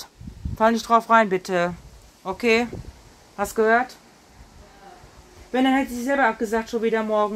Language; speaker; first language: German; native; German